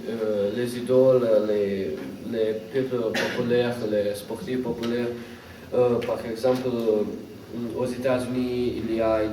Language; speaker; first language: French; non-native, learner; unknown